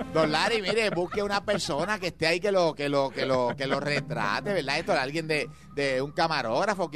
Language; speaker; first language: Spanish; native; Spanish